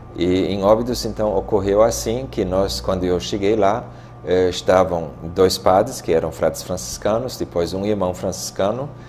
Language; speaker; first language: Portuguese; non-native, fluent; German